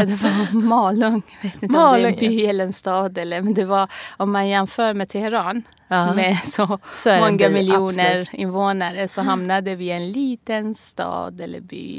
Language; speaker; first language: Swedish; non-native, fluent; Persian